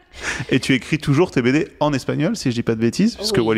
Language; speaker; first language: French; native; French